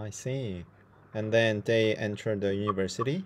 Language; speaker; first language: English; non-native, fluent; Korean